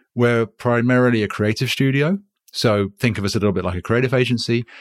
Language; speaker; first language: English; native; English